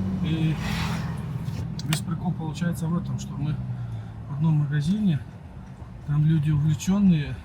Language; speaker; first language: Russian; native; Russian